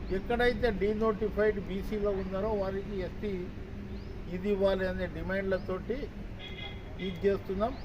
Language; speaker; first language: Telugu; non-native, local second language; Lambadi